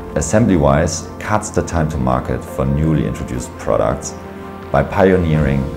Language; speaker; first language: English; non-native, fluent; German